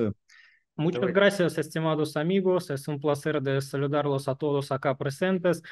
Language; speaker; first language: Spanish; non-native, learner; Russian